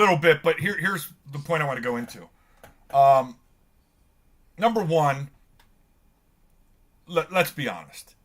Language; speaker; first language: English; native; English